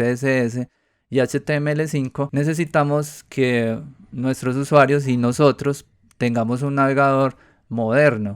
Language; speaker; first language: Spanish; native; Spanish